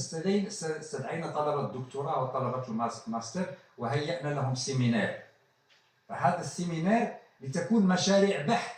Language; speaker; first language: Arabic; native; Arabic